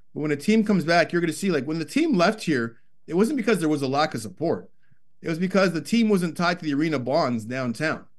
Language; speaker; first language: English; native; English